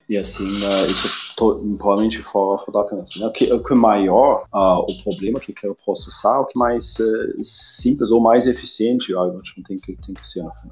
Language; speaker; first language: Portuguese; non-native, fluent; German